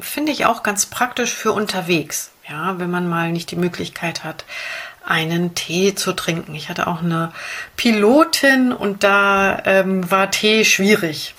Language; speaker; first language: German; native; German